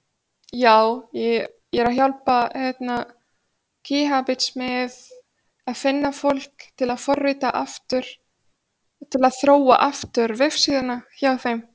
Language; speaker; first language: Icelandic; non-native, fluent; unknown